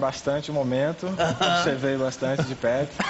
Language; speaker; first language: Portuguese; native; Portuguese